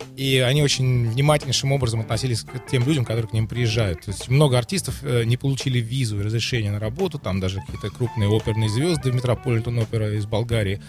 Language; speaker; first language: Russian; native; Russian